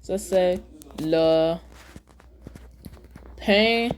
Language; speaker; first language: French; non-native, learner; English